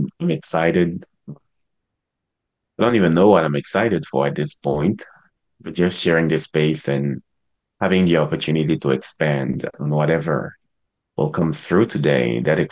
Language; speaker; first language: English; non-native, local second language; French